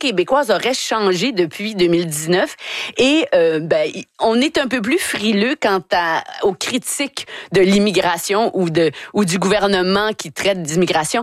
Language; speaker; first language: French; native; French